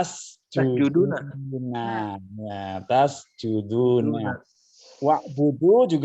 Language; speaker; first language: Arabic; non-native, fluent; Indonesian